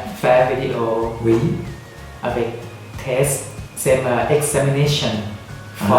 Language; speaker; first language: French; non-native, learner; Thai